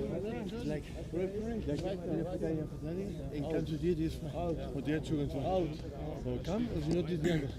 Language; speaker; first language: German; non-native, learner; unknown